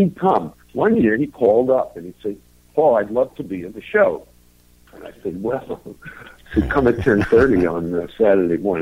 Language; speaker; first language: English; native; English